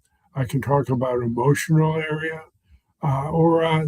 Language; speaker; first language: English; native; English